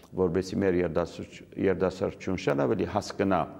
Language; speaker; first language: Armenian; early bilingual, heritage; Arabic